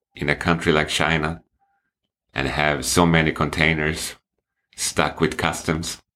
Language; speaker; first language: English; non-native, fluent; Swedish